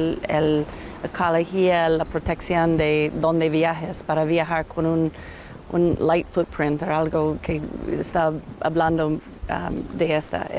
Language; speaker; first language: Spanish; non-native, learner; English